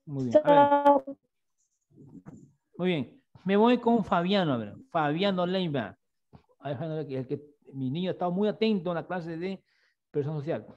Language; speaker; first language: Spanish; native; Spanish